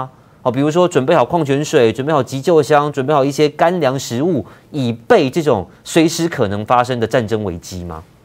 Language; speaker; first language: Chinese; native; Chinese